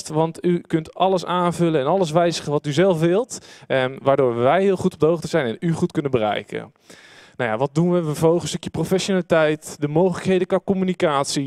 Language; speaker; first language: Dutch; native; Dutch